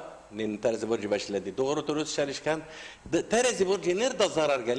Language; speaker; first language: Turkish; non-native, learner; Arabic